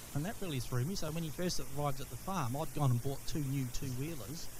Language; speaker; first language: English; native; English